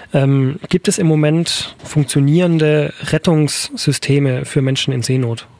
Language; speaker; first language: German; native; German